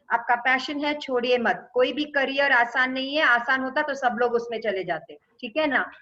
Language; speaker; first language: Hindi; non-native, local second language; Tamil